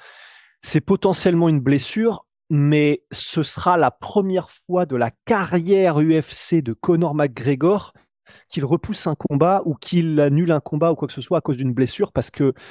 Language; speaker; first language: French; native; French